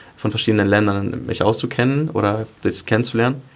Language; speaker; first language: German; early bilingual, other home language; Greek